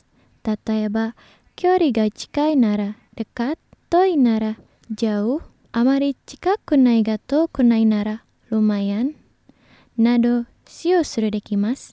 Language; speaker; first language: Japanese; non-native, fluent; Indonesian